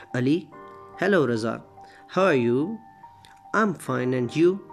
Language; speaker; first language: English; non-native, local second language; Urdu